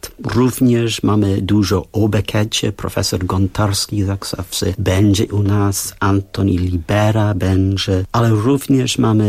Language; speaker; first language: Polish; non-native, fluent; English